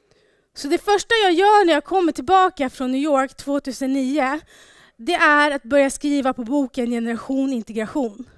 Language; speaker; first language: Swedish; early bilingual, other home language; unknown